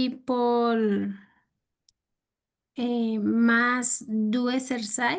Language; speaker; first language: English; non-native, learner; Spanish